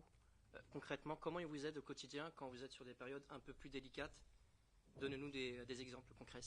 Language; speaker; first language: French; native; French